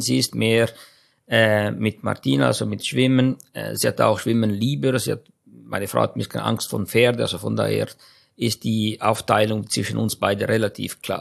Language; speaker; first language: German; non-native, fluent; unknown